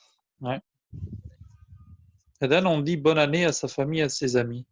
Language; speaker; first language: French; non-native, fluent; Albanian